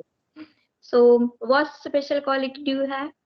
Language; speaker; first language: English; non-native, learner; Marathi